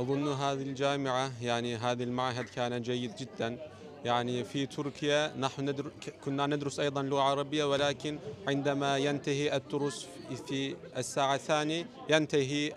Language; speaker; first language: Arabic; non-native, learner; Turkish